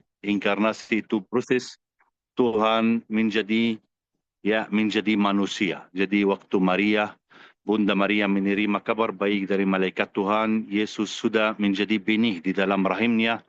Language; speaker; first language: Indonesian; non-native, fluent; Arabic